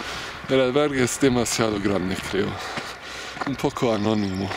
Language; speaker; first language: Spanish; non-native, fluent; German